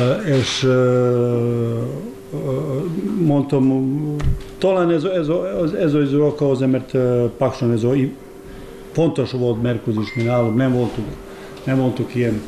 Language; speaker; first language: Hungarian; non-native, learner; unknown